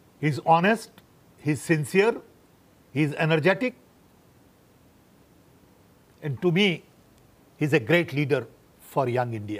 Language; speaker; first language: English; non-native, local second language; Gujarati